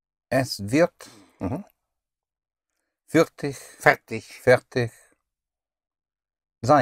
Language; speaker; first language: German; non-native, learner; English